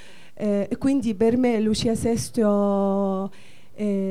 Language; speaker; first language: Italian; non-native, learner; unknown